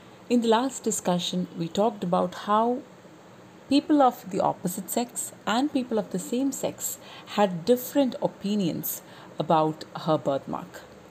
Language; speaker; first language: English; non-native, local second language; Malayalam